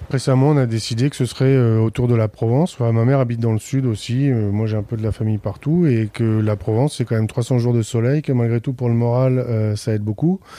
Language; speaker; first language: French; native; French